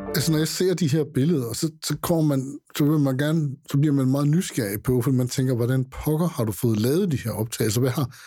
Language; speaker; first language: Danish; early bilingual, other home language; Arabic